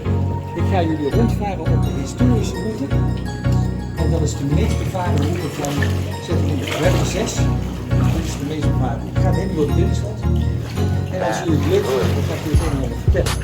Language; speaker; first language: Dutch; native; Dutch